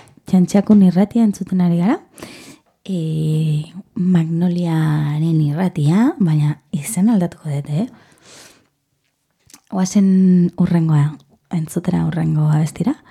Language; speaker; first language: Basque; non-native, learner; Spanish